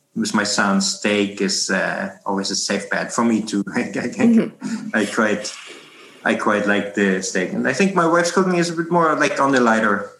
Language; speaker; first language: English; non-native, fluent; German